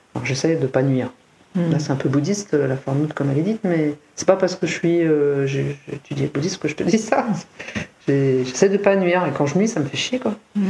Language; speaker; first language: French; native; French